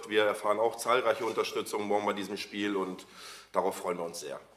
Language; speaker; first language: German; native; German